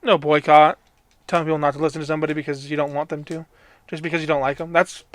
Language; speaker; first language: English; native; English